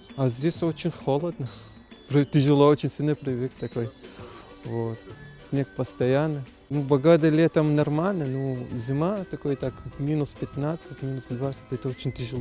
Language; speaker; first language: Russian; non-native, learner; Arabic